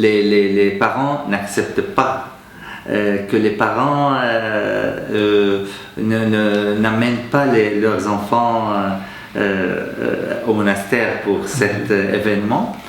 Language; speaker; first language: French; non-native, fluent; Arabic